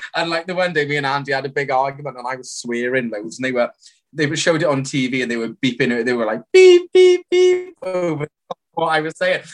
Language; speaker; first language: English; native; English